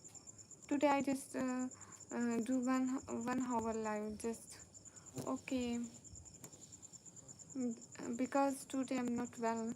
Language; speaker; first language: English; non-native, learner; Urdu